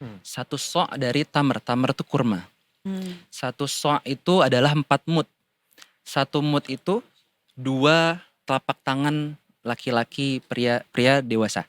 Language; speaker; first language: Indonesian; native; Indonesian